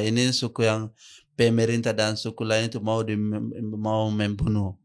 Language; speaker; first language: Indonesian; non-native, learner; Arabic